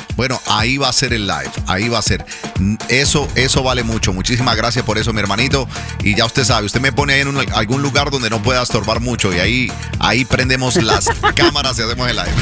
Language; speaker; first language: Spanish; early bilingual, heritage; Spanish